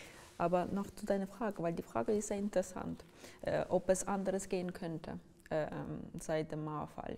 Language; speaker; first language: German; non-native, fluent; Ukrainian